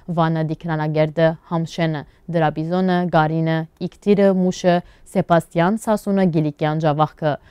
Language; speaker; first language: Armenian; early bilingual, heritage; Armenian